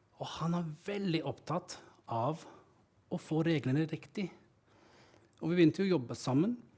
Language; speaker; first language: Norwegian; non-native, fluent; English